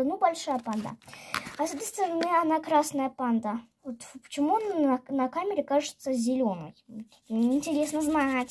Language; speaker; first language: Russian; native; Russian